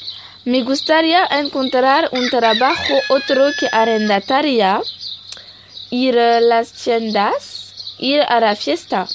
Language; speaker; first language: Spanish; non-native, learner; French